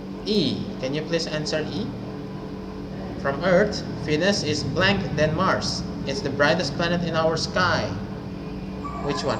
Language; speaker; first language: English; non-native, fluent; Indonesian